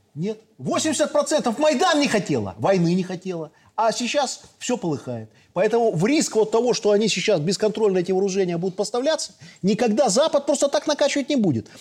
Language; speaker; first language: Russian; native; Russian